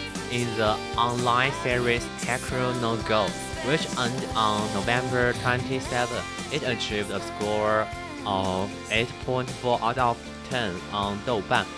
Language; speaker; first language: English; non-native, fluent; Chinese